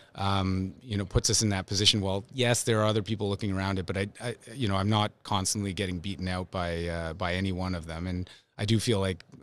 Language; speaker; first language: English; native; English